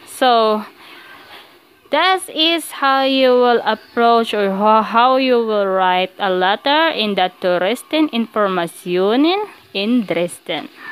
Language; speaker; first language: English; non-native, local second language; Filipino